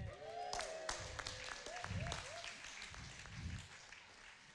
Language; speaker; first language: English; native; English